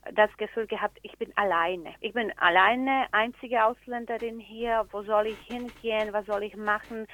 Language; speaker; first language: German; non-native, fluent; Slovak